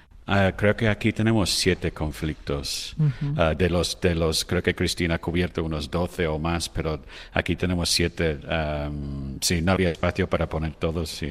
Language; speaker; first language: Spanish; non-native, fluent; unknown